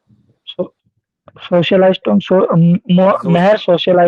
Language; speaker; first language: German; non-native, learner; Hindi